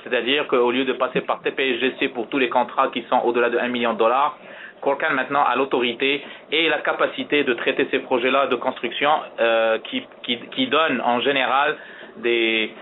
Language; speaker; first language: French; native; French